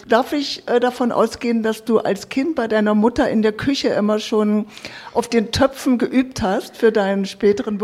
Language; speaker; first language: German; native; German